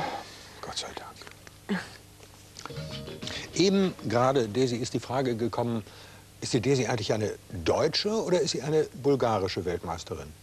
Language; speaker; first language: German; native; German